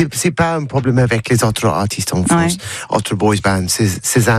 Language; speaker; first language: French; non-native, learner; English